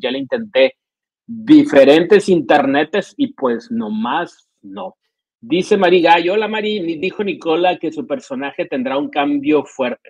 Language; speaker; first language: Spanish; native; Spanish